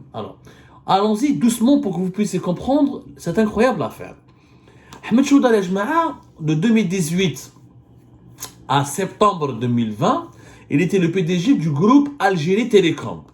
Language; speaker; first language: French; non-native, local second language; Arabic